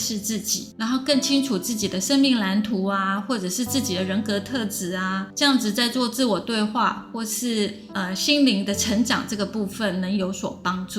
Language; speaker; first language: Chinese; native; Chinese